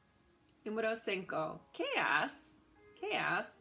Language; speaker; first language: Spanish; non-native, fluent; English